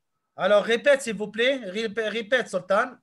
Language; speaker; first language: French; non-native, fluent; Arabic